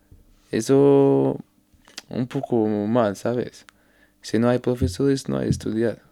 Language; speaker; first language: Spanish; non-native, learner; Arabic